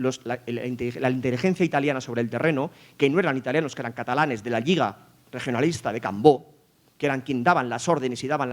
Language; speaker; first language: Spanish; native; Spanish